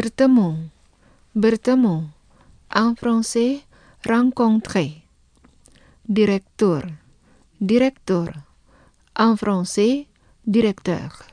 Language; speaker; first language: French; non-native, fluent; Indonesian